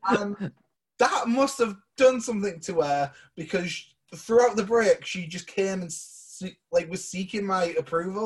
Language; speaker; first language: English; native; English